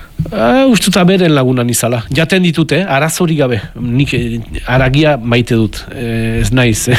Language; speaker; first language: Basque; native; Basque